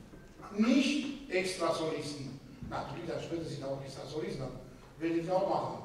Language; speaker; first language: German; non-native, fluent; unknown